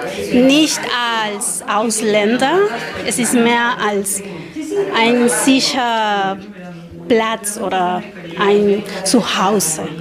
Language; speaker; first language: German; non-native, learner; Spanish